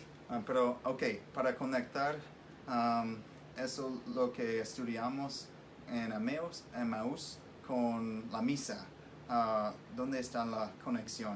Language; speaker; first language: Spanish; non-native, fluent; English